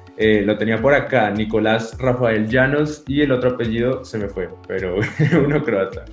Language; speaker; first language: Spanish; native; Spanish